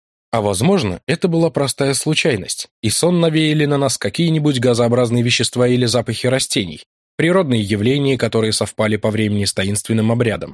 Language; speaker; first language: Russian; native; Russian